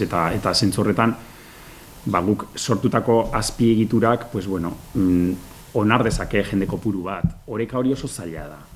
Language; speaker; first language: Basque; non-native, local second language; Spanish